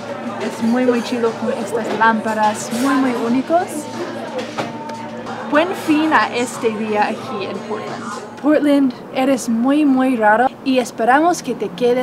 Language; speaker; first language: Spanish; non-native, fluent; English